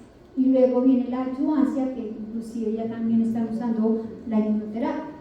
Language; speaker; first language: Spanish; native; Spanish